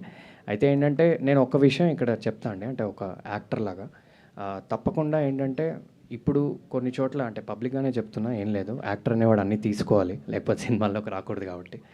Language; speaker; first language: Telugu; native; Telugu